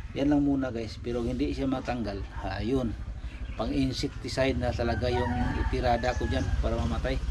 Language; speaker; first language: Filipino; non-native, local second language; Cebuano